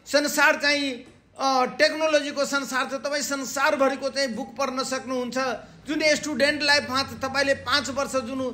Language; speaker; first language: Nepali; non-native, local second language; Maithili